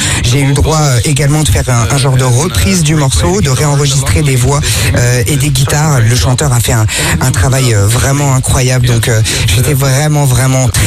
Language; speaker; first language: French; non-native, fluent; Dutch